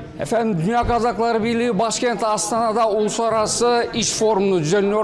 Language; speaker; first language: Turkish; non-native, fluent; Kazakh